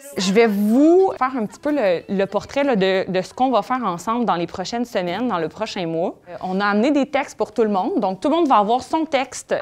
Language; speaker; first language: French; native; French